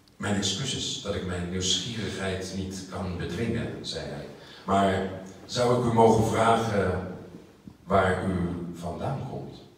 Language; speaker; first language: Dutch; native; Dutch